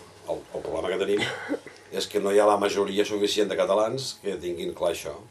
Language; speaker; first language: Catalan; native; Catalan